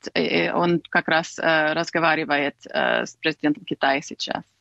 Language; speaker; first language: Russian; non-native, fluent; English